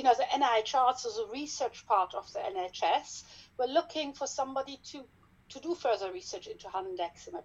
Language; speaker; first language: English; non-native, fluent; German